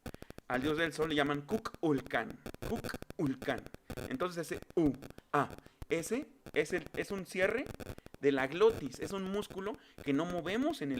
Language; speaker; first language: Spanish; native; Spanish